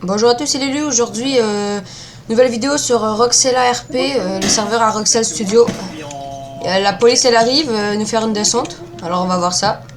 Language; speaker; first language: French; native; French